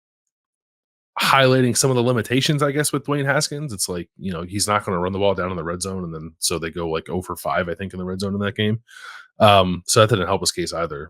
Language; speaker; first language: English; native; English